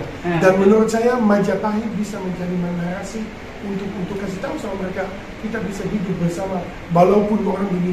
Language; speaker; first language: Indonesian; non-native, fluent; Dutch